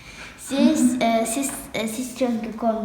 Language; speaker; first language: Russian; non-native, local second language; Kazakh